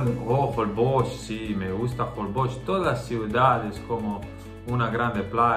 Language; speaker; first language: Spanish; non-native, learner; Croatian